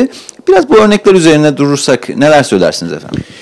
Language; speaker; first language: Turkish; native; Turkish